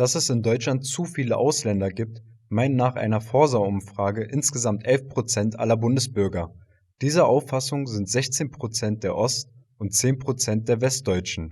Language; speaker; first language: German; native; German